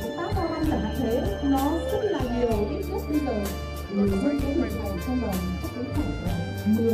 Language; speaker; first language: Vietnamese; non-native, local second language; Hmong